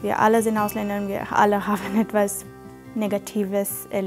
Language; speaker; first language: German; non-native, fluent; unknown